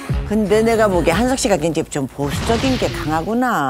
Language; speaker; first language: Korean; native; Korean